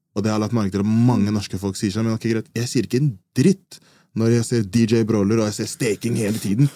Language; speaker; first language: Norwegian; early bilingual, other home language; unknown